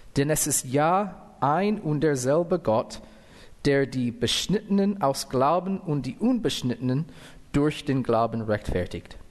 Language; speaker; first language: German; non-native, fluent; English